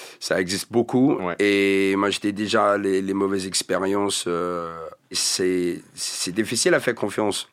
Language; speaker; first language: French; non-native, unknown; English